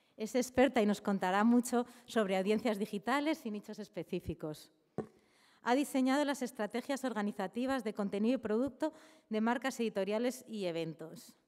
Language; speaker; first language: Spanish; native; Spanish